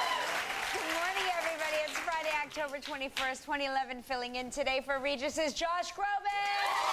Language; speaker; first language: English; native; English